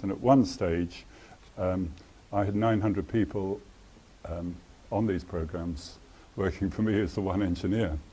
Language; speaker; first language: English; native; English